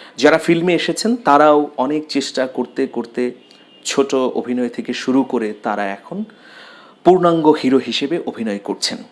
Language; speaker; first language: Bangla; native; Bangla